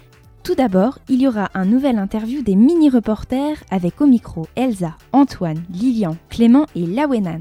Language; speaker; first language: French; native; French